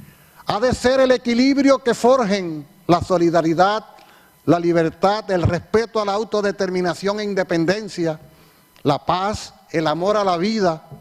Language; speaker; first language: Spanish; native; Spanish